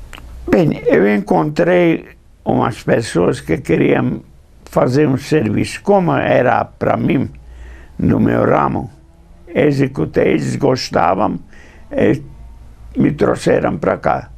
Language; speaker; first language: Portuguese; non-native, fluent; English